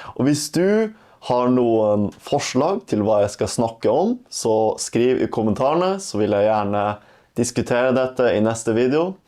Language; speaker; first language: Norwegian; native; Norwegian